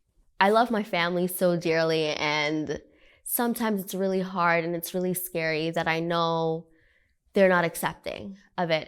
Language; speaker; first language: English; early bilingual, other home language; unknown